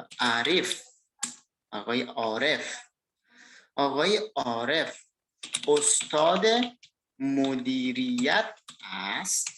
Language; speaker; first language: Persian; non-native, fluent; Indonesian